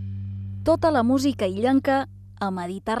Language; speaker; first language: Catalan; native; Catalan